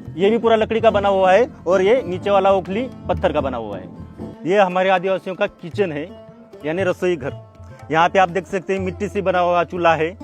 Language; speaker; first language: Hindi; non-native, local second language; Kukna